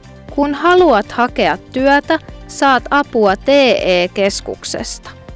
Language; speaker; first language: Finnish; non-native, fluent; Arabic